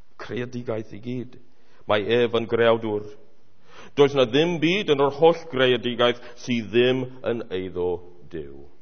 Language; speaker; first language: Welsh; non-native, fluent; English